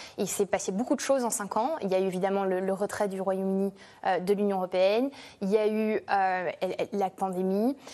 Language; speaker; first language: French; non-native, fluent; English